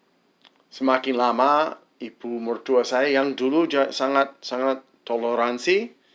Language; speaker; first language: Indonesian; non-native, fluent; English